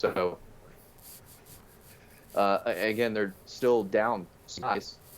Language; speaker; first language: English; native; English